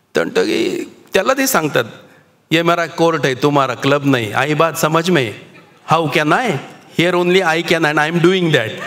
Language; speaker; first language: Hindi; non-native, local second language; Marathi